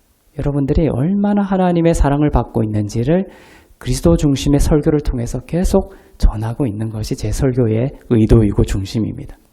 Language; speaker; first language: Korean; native; Korean